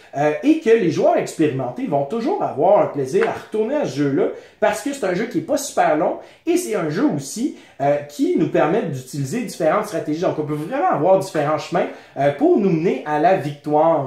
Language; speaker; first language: French; native; French